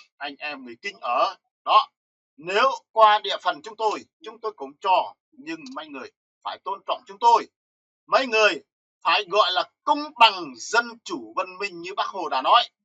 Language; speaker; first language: Vietnamese; non-native, local second language; Jarai